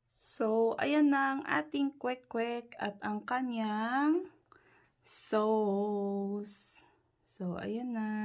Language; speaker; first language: Filipino; native; Filipino